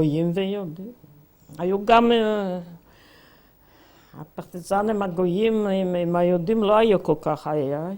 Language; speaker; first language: Hebrew; non-native, fluent; Yiddish